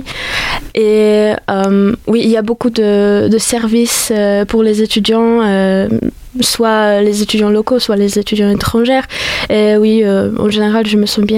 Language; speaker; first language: French; non-native, fluent; Polish